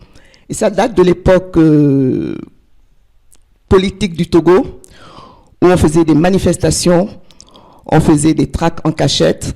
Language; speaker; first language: French; native; French